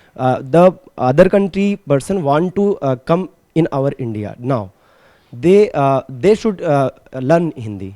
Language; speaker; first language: English; non-native, learner; Hindi